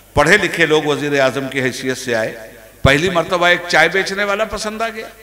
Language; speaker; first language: Urdu; native; Urdu